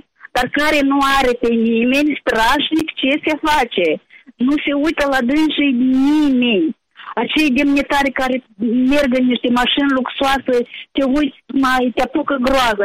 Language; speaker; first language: Romanian; native; Romanian